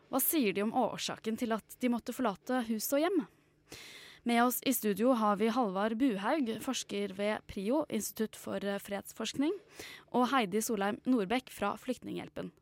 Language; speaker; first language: Norwegian; native; Norwegian